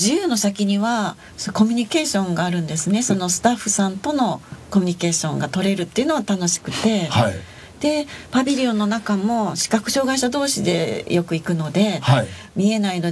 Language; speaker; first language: Japanese; native; Japanese